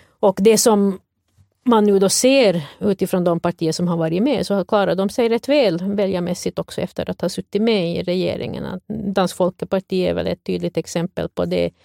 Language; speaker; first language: Swedish; native; Swedish